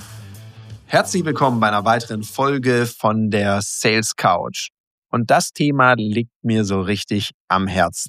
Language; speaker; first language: German; native; German